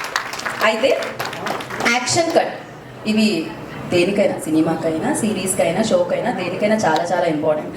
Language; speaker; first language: Telugu; native; Telugu